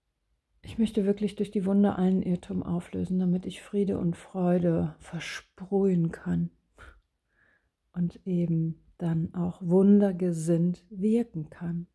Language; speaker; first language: German; native; German